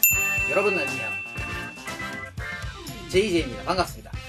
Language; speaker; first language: Korean; native; Korean